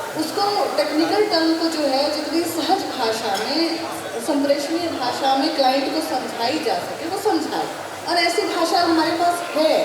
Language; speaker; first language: Hindi; non-native, local second language; Maithili